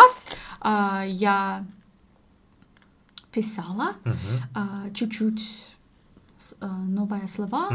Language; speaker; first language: Russian; non-native, learner; English